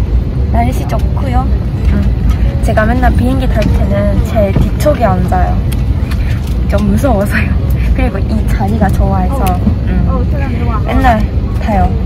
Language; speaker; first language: Korean; non-native, fluent; Japanese